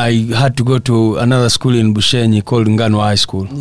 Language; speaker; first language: English; non-native, local second language; Nyankole